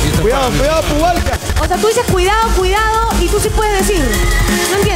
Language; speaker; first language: Spanish; native; Spanish